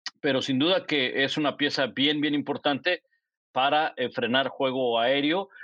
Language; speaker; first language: Spanish; native; Spanish